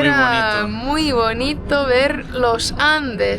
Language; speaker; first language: Spanish; non-native, fluent; Portuguese